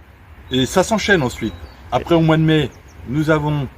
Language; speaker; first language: French; native; French